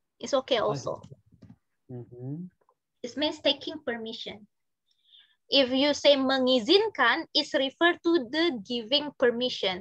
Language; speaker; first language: English; non-native, fluent; Indonesian